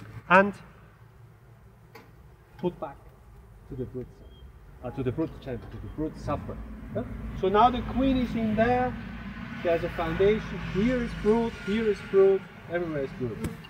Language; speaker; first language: English; non-native, fluent; German